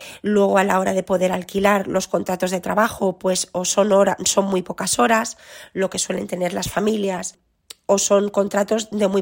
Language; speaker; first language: Spanish; native; Spanish